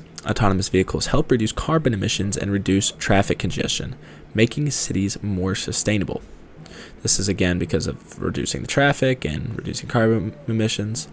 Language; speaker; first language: English; native; English